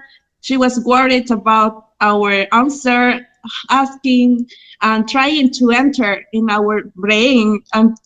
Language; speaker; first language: English; non-native, fluent; Spanish